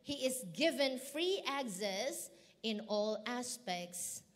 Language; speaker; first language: English; non-native, local second language; Filipino